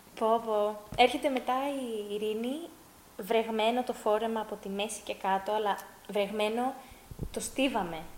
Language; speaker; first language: Greek; early bilingual, heritage; Greek